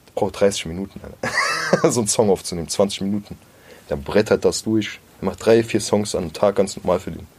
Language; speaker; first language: German; native; German